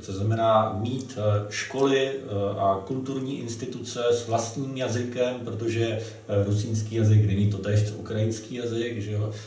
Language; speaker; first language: Czech; native; Czech